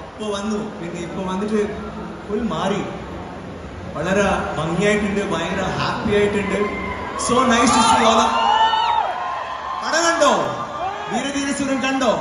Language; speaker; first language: Malayalam; non-native, learner; Tamil